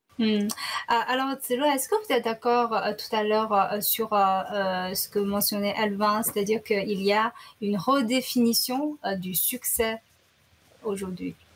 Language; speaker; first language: French; non-native, fluent; Chinese